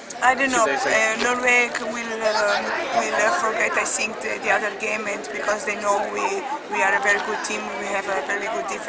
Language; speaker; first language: English; non-native, learner; Portuguese